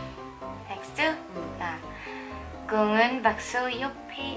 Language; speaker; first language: Korean; non-native, learner; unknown